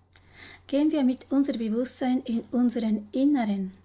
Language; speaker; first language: German; non-native, learner; Japanese